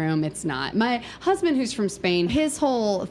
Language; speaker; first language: English; native; English